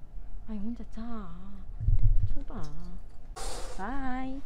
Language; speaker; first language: Korean; native; Korean